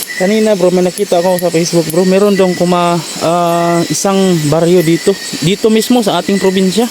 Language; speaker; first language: Filipino; native; Filipino